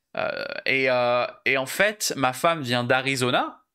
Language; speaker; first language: French; native; French